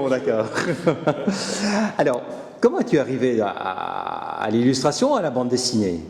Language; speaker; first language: French; native; French